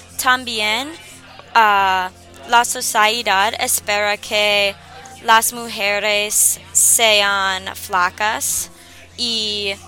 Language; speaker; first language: Spanish; non-native, learner; English